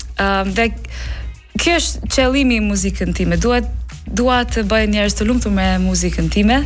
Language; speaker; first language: Albanian; non-native, learner; English